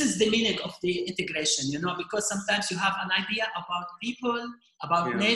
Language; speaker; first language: English; non-native, fluent; Arabic